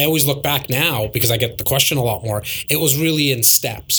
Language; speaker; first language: English; native; English